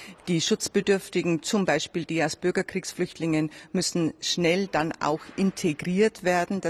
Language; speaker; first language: German; native; German